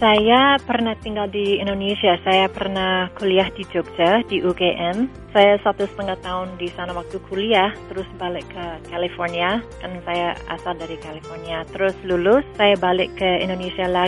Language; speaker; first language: Indonesian; non-native, fluent; English